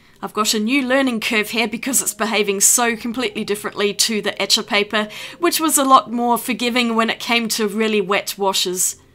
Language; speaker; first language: English; native; English